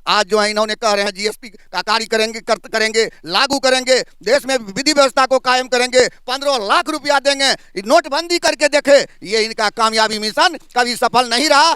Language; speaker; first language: Hindi; native; Hindi